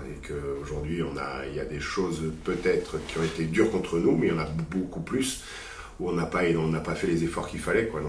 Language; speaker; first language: French; native; French